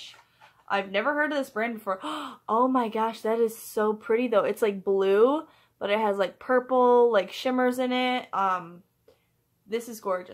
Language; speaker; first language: English; native; English